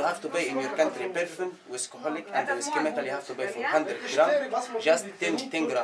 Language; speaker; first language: English; non-native, learner; Arabic